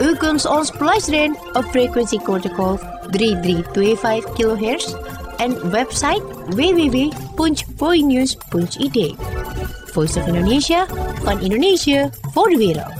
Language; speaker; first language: Dutch; non-native, learner; Indonesian